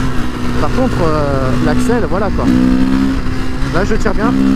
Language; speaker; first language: French; native; French